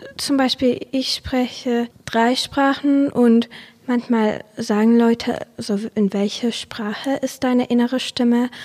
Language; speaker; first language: German; non-native, fluent; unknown